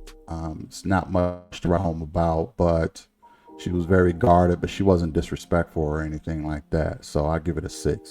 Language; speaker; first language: English; native; English